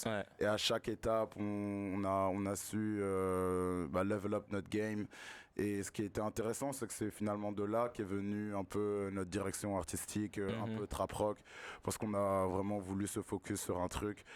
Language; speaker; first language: French; native; French